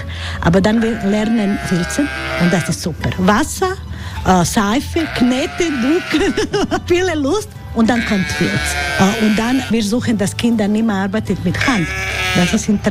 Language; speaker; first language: German; non-native, learner; Croatian